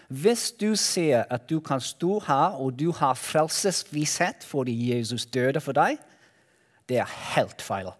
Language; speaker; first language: Norwegian; non-native, learner; Welsh